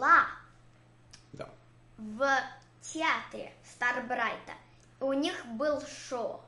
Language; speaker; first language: Russian; early bilingual, heritage; Russian